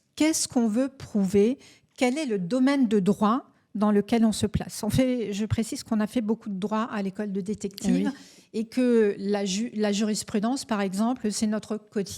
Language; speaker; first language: French; native; French